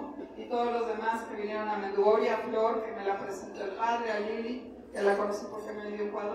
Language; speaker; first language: Spanish; native; Spanish